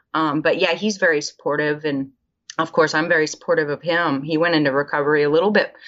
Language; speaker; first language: English; native; English